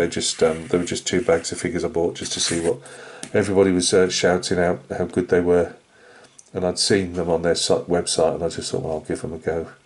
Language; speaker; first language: English; native; English